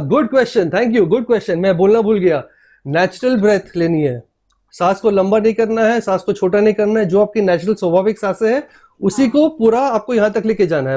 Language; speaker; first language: Hindi; native; Hindi